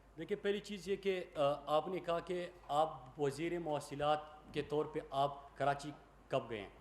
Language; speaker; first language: Urdu; non-native, local second language; Pashto